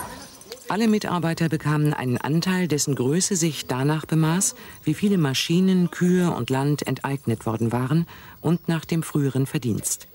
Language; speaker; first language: German; native; German